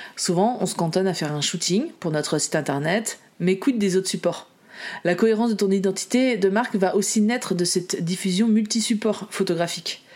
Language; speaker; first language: French; native; French